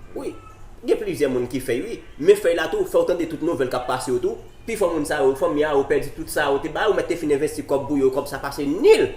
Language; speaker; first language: Haitian Creole; native; Haitian Creole